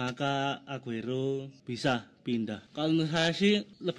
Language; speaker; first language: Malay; non-native, local second language; Javanese